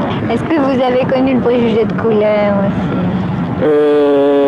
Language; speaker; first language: French; native; French